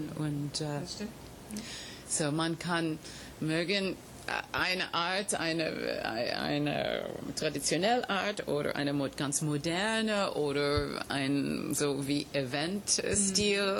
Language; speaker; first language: German; non-native, fluent; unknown